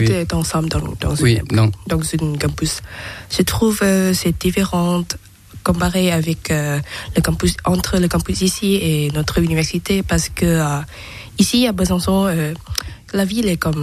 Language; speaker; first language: French; non-native, learner; Thai